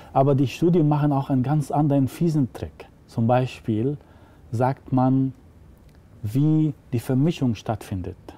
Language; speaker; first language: German; non-native, fluent; Arabic